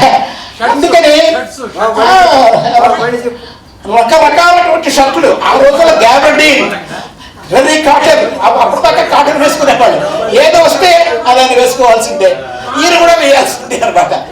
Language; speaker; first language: Telugu; native; Telugu